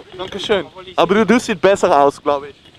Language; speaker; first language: German; non-native, learner; Dutch